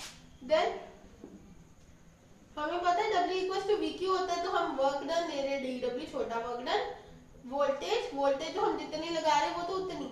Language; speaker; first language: Hindi; native; Hindi